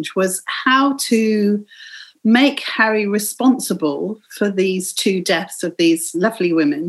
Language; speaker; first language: English; native; English